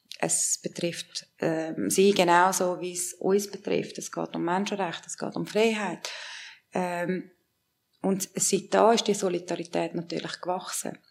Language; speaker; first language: German; early bilingual, other home language; Persian